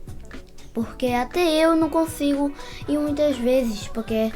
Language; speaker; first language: Portuguese; early bilingual, heritage; Portuguese